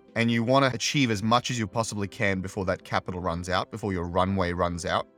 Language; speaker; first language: English; native; English